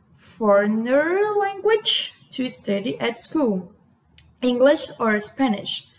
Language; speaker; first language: English; non-native, fluent; Portuguese